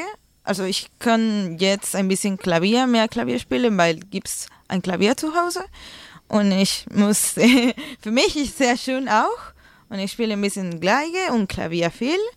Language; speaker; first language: German; non-native, learner; Spanish